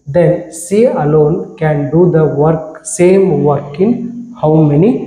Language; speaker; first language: English; non-native, local second language; Kannada